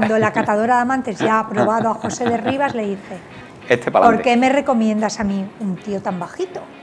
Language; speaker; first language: Spanish; native; Spanish